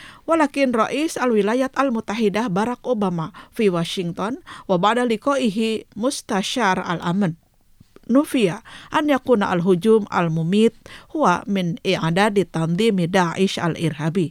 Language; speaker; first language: Arabic; non-native, fluent; Indonesian